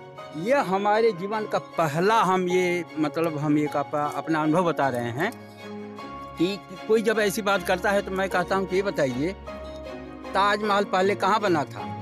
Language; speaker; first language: Hindi; native; Hindi